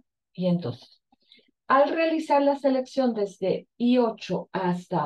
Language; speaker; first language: Spanish; native; Spanish